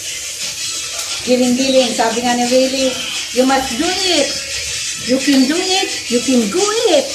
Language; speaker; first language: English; non-native, learner; Filipino